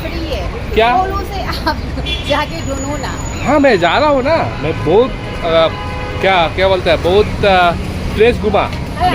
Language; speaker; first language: Hindi; non-native, local second language; Telugu